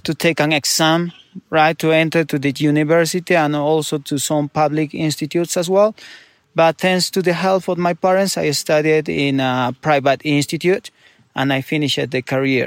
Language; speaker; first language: English; non-native, fluent; Spanish